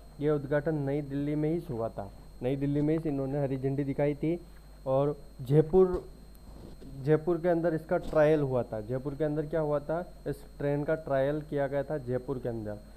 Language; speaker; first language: Hindi; native; Hindi